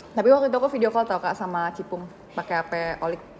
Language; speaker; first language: Indonesian; native; Indonesian